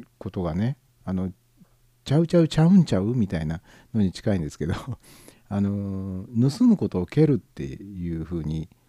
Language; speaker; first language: Japanese; native; Japanese